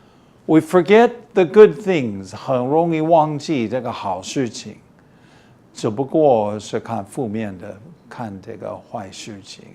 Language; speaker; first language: Chinese; early bilingual, heritage; English